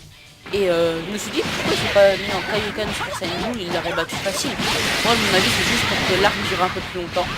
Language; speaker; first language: French; native; French